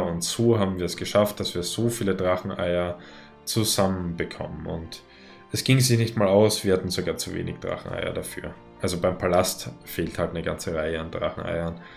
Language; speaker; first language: German; native; German